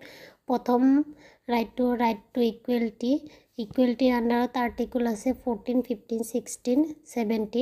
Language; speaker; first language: Bangla; non-native, local second language; Assamese